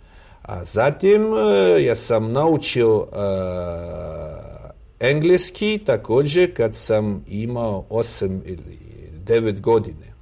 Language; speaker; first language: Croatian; non-native, fluent; Russian